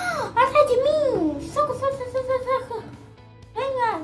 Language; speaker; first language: Portuguese; native; Portuguese